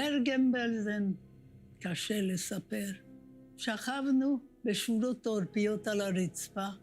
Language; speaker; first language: Hebrew; non-native, fluent; Hungarian